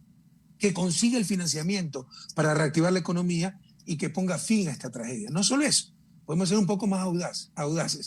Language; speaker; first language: Spanish; native; Spanish